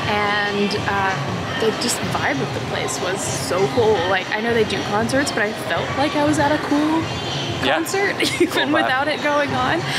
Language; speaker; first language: English; native; English